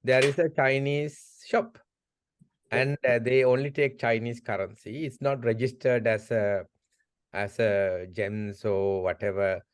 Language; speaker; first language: English; non-native, local second language; Sinhala